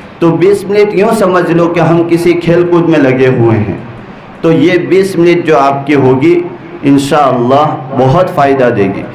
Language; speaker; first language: Urdu; non-native, local second language; Gujarati